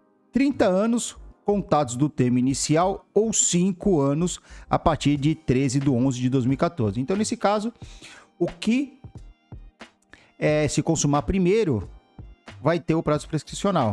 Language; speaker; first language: Portuguese; native; Portuguese